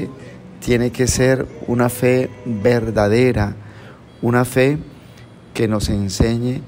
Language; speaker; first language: Spanish; native; Spanish